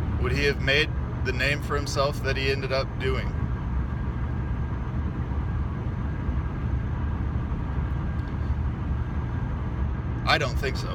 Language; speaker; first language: English; native; English